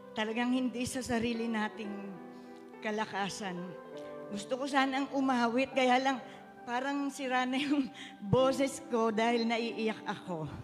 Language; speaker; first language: Filipino; native; Filipino